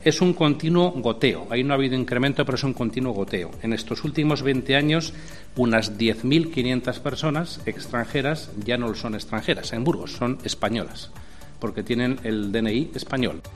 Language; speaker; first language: Spanish; native; Spanish